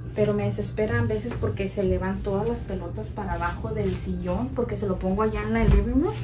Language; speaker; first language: Spanish; early bilingual, heritage; Spanish